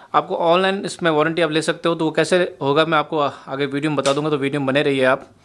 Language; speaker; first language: Hindi; native; Hindi